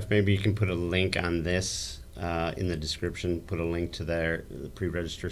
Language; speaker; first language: English; native; English